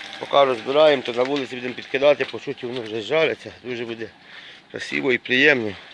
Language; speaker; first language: Ukrainian; native; Ukrainian